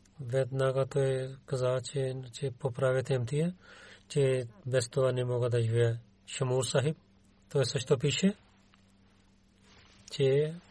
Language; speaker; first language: Bulgarian; non-native, learner; Urdu